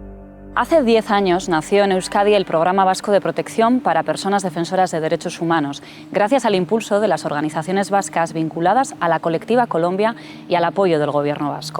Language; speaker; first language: Spanish; native; Spanish